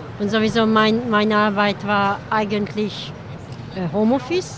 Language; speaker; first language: German; non-native, learner; Hungarian